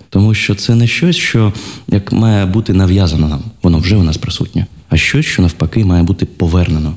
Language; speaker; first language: Ukrainian; non-native, local second language; Russian